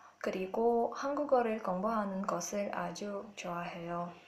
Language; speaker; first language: Korean; non-native, learner; Russian